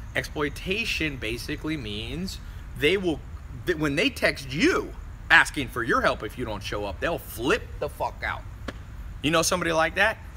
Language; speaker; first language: English; native; English